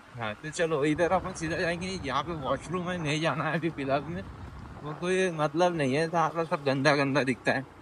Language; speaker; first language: Hindi; non-native, local second language; Marathi